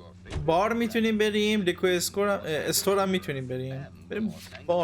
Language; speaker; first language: Persian; native; Persian